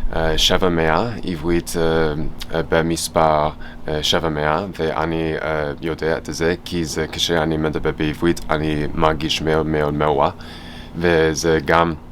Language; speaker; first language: Hebrew; non-native, learner; English